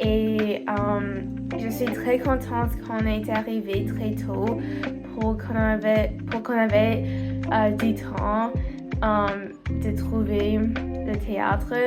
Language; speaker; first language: French; non-native, learner; English